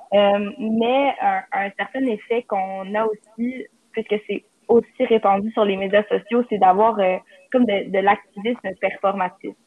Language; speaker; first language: French; native; French